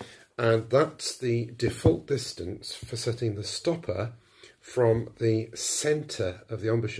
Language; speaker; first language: English; native; English